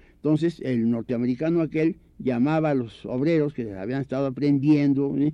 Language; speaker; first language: Spanish; native; Spanish